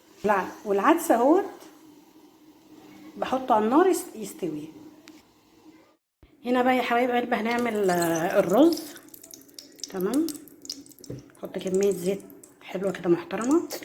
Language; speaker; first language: Arabic; native; Arabic